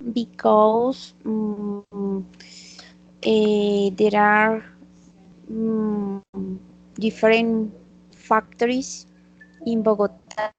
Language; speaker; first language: English; non-native, learner; Spanish